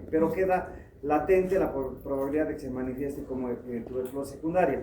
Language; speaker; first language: Spanish; native; Spanish